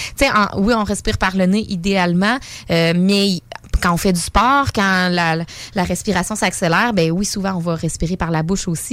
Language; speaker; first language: French; native; French